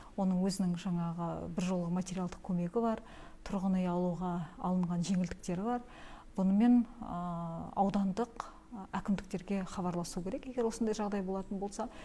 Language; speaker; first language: Kazakh; native; Kazakh